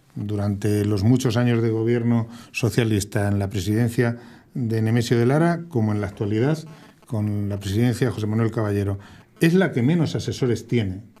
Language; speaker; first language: Spanish; native; Spanish